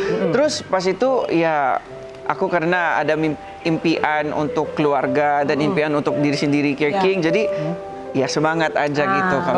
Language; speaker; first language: Indonesian; non-native, fluent; Filipino